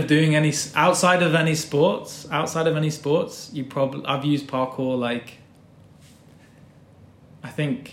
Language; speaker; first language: English; native; English